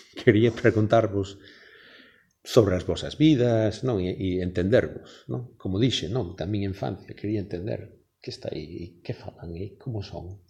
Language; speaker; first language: Galician; non-native, fluent; English